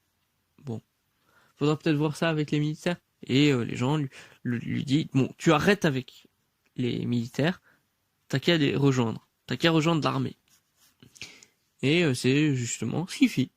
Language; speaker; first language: French; native; French